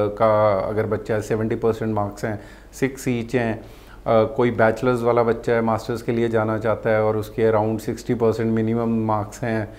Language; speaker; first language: Hindi; non-native, local second language; Punjabi